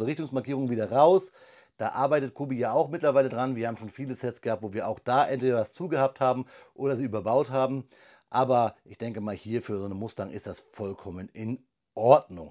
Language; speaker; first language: German; native; German